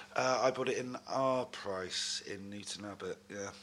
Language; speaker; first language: English; native; English